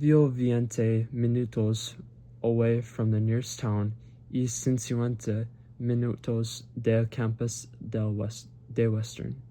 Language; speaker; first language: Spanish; non-native, learner; English